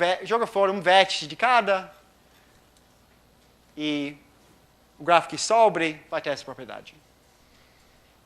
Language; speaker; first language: Portuguese; non-native, fluent; English